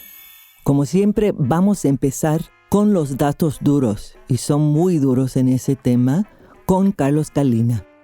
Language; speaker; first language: Spanish; non-native, fluent; English